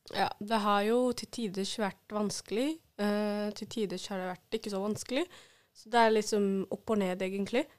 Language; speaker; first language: Norwegian; early bilingual, other home language; Somali